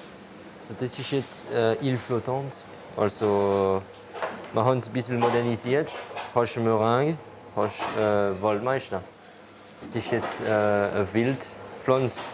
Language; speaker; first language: German; non-native, local second language; French